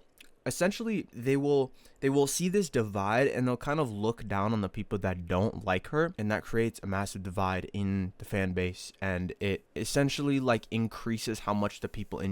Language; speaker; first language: English; native; English